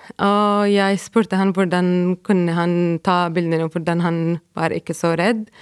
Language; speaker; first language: Norwegian; non-native, fluent; Arabic